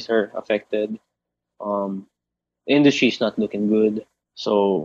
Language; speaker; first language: English; non-native, local second language; Bikol